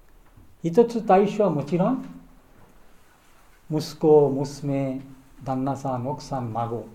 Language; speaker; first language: Japanese; non-native, learner; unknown